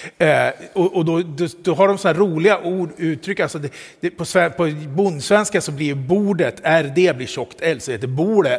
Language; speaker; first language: Swedish; native; Swedish